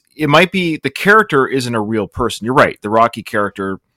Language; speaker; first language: English; native; English